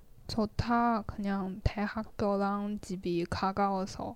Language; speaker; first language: Korean; non-native, learner; Chinese